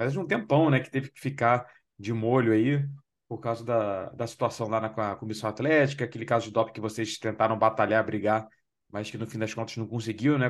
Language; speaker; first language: Portuguese; native; Portuguese